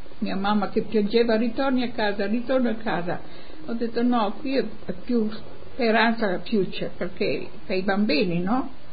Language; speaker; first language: Italian; non-native, local second language; Friulian